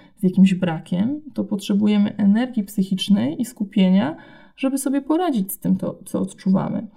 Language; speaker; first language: Polish; native; Polish